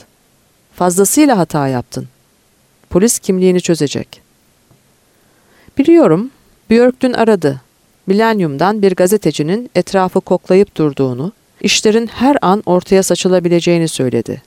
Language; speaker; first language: Turkish; native; Turkish